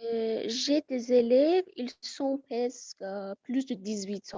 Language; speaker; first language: French; non-native, fluent; Persian